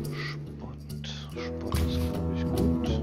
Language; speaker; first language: German; native; German